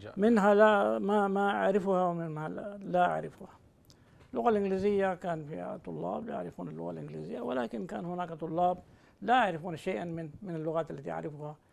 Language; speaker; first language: Arabic; non-native, fluent; Tamil